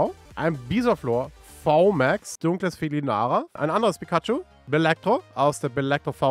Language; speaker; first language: German; native; German